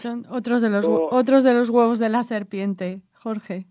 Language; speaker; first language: Spanish; native; Spanish